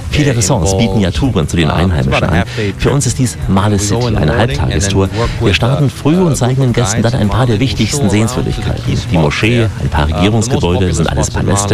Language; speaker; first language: German; native; German